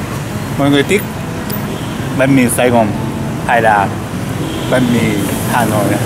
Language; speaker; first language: Vietnamese; non-native, learner; Japanese